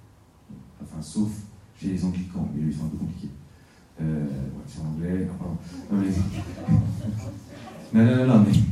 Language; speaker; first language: French; native; French